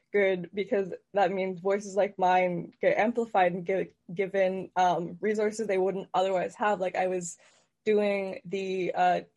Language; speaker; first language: English; native; English